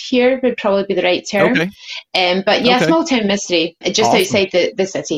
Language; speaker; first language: English; native; English